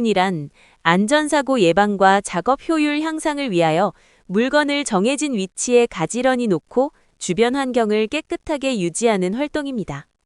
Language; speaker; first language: Korean; non-native, learner; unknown